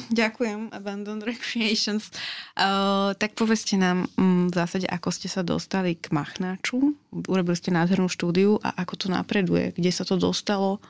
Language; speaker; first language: Slovak; native; Slovak